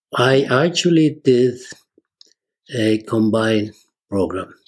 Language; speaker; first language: English; non-native, fluent; Spanish